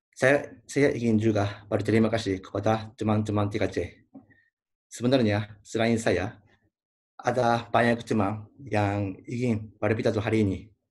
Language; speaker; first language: Indonesian; non-native, learner; Japanese